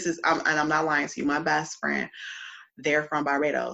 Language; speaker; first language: English; native; English